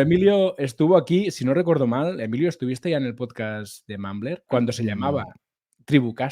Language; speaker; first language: Spanish; native; Spanish